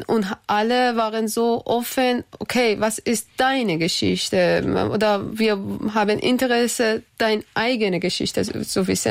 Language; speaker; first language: German; non-native, learner; Persian